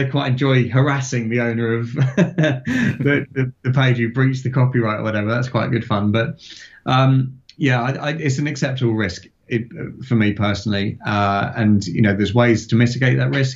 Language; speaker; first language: English; native; English